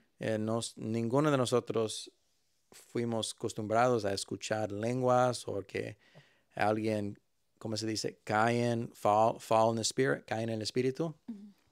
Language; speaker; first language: Spanish; early bilingual, heritage; Spanish